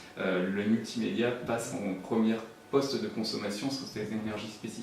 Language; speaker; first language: French; native; French